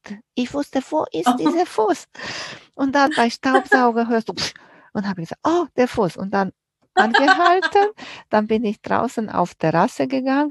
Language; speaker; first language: German; non-native, fluent; Romanian